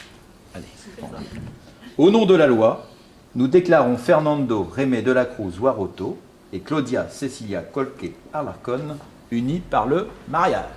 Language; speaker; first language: French; native; French